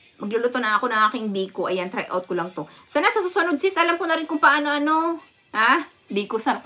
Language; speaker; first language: Filipino; non-native, local second language; Cebuano